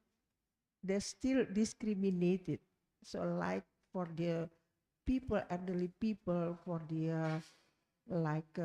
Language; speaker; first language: English; non-native, learner; Indonesian